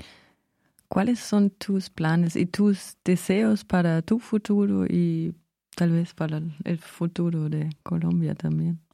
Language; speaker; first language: Spanish; non-native, fluent; German